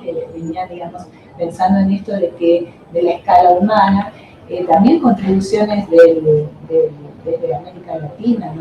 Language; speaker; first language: Spanish; native; Spanish